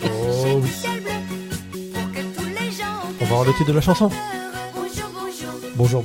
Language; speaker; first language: French; native; French